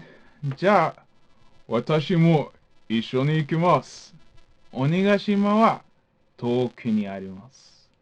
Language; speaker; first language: Japanese; non-native, fluent; English